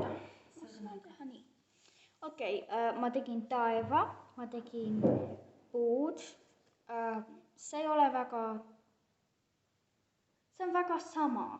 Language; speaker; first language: Estonian; early bilingual, heritage; Estonian